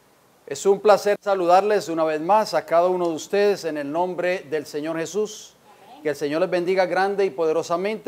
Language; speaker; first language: Spanish; native; Spanish